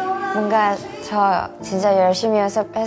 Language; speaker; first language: Korean; non-native, learner; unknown